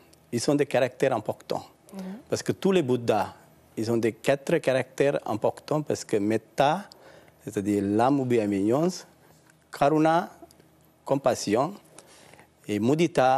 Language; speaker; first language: French; non-native, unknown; Sinhala